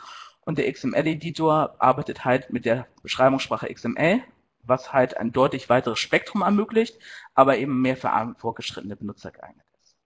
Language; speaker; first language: German; native; German